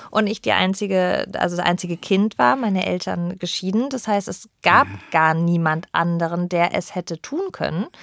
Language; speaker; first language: German; native; German